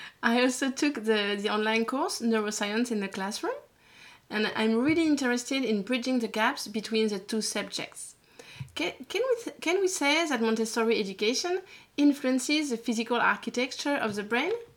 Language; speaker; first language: English; non-native, learner; French